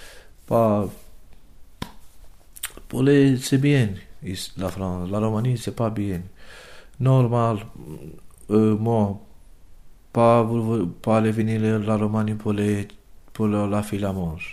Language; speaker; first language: French; non-native, learner; Romanian